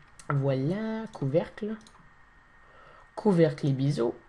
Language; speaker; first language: French; native; French